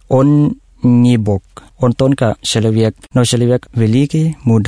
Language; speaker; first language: Russian; non-native, learner; Thai